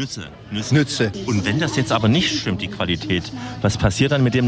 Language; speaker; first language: German; native; German